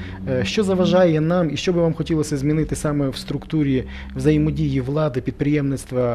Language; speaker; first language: Ukrainian; native; Ukrainian